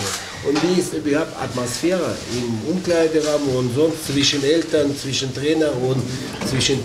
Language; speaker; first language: German; non-native, fluent; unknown